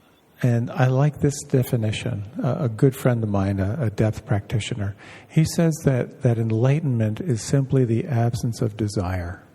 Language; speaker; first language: English; native; English